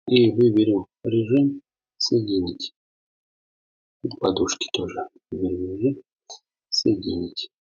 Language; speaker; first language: Russian; native; Russian